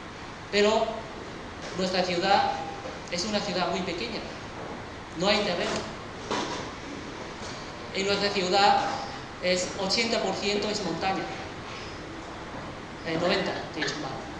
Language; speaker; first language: Spanish; early bilingual, other home language; Chinese